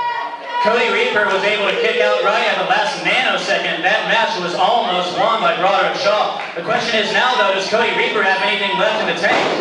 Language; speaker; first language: English; native; English